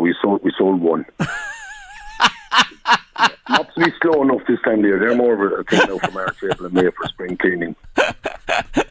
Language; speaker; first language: English; native; English